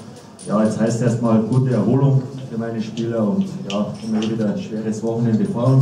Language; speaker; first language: German; native; German